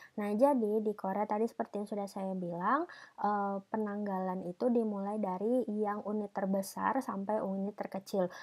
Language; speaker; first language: Indonesian; native; Indonesian